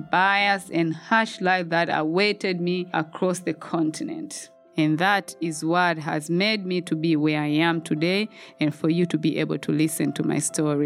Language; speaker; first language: English; non-native, local second language; Swahili